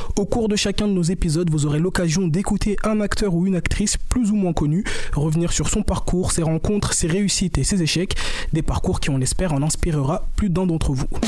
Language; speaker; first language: French; native; French